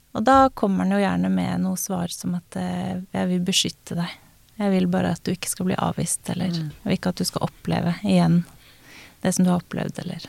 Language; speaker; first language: Norwegian; native; Norwegian